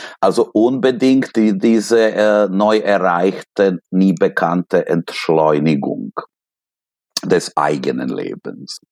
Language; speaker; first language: German; non-native, fluent; Serbian